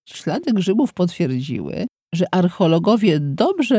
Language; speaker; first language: Polish; native; Polish